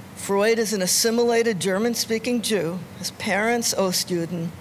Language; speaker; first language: English; native; English